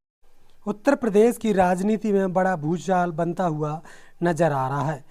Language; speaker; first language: Hindi; native; Hindi